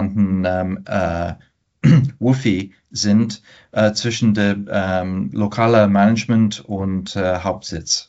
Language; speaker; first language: German; non-native, fluent; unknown